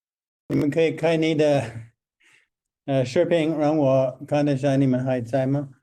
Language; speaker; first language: Chinese; non-native, fluent; English